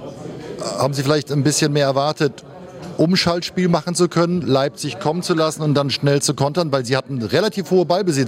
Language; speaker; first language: German; native; German